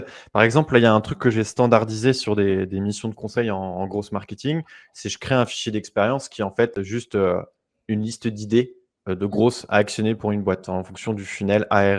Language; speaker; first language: French; native; French